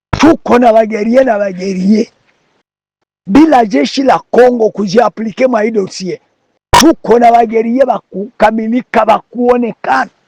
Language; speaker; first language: Swahili; native; Swahili